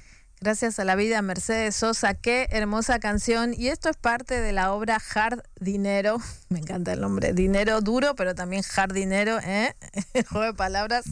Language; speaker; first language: Spanish; native; Spanish